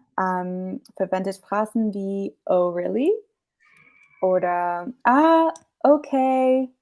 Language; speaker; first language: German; non-native, fluent; English